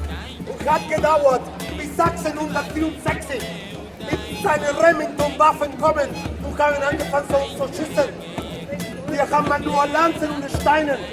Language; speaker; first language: German; non-native, learner; Spanish